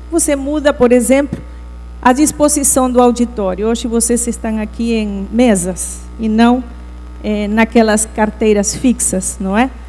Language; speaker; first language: Portuguese; non-native, fluent; Spanish